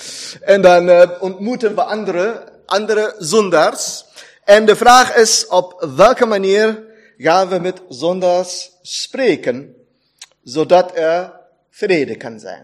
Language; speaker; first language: Dutch; non-native, fluent; German